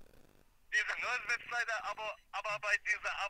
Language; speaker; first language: German; non-native, learner; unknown